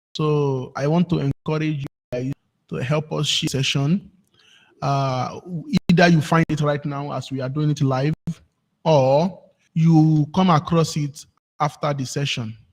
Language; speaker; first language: English; non-native, local second language; Yoruba